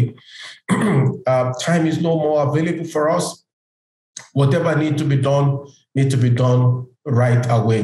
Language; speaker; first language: English; non-native, local second language; Yoruba